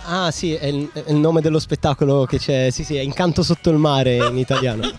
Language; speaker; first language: Italian; native; Italian